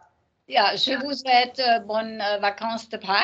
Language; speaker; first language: French; non-native, learner; German